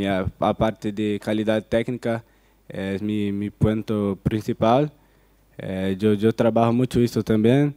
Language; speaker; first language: Spanish; non-native, fluent; Portuguese